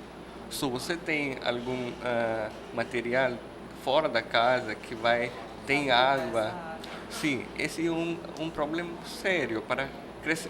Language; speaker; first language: Portuguese; non-native, learner; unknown